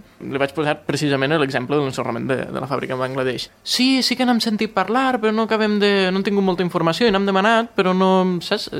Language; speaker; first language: Catalan; native; Catalan